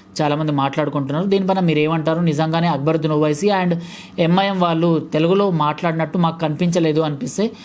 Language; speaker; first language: Telugu; native; Telugu